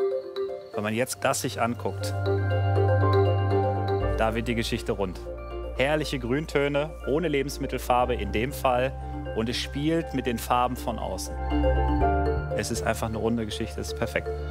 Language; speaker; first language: German; native; German